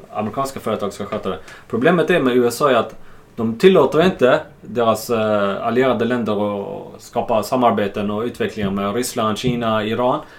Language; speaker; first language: Swedish; non-native, fluent; Arabic